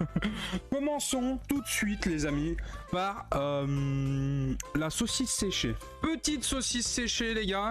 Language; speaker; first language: French; native; French